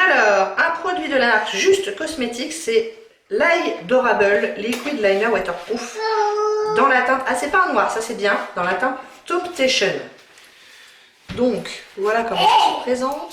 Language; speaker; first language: French; native; French